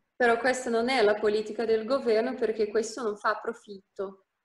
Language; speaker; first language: Italian; non-native, fluent; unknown